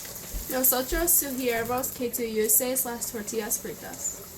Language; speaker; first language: Spanish; non-native, learner; English